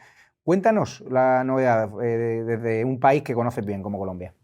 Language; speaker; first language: Spanish; native; Spanish